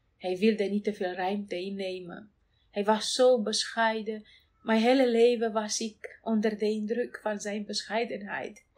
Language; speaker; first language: Dutch; non-native, fluent; Romanian